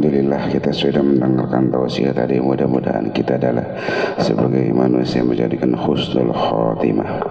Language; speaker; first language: Indonesian; native; Indonesian